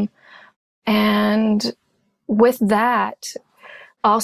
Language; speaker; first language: English; non-native, local second language; Cantonese